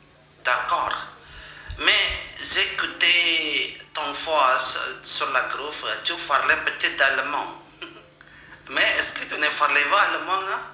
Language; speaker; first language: French; non-native, learner; Indonesian